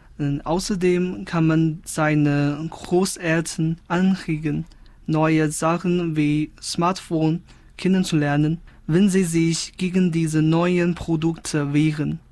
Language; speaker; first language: German; non-native, fluent; Chinese